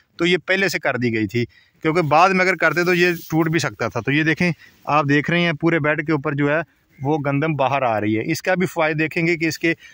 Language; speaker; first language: Urdu; non-native, local second language; Punjabi